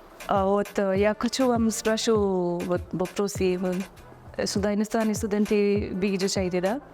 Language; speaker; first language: Russian; non-native, learner; Hindi